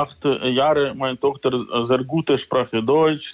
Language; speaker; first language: German; non-native, learner; Ukrainian